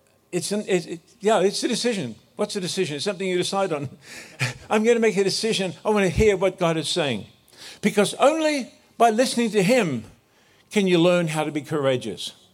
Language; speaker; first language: English; native; English